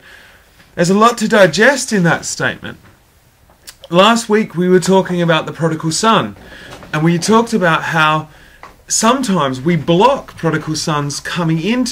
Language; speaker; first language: English; native; English